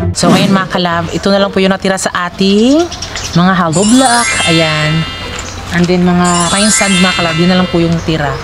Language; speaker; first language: Filipino; non-native, local second language; Cebuano